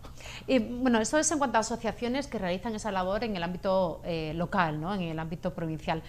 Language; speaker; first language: Spanish; native; Spanish